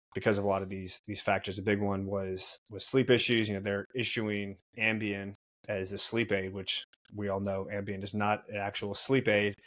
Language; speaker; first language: English; native; English